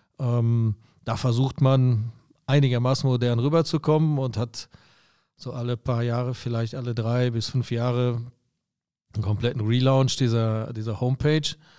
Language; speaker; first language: German; native; German